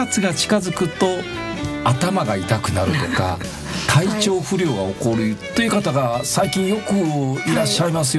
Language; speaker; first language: Japanese; native; Japanese